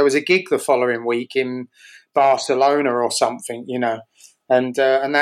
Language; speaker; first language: English; native; English